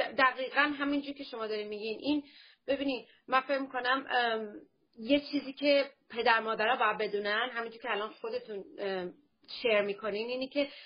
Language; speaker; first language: Persian; early bilingual, heritage; Persian